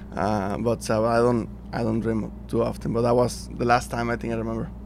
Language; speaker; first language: English; non-native, fluent; Spanish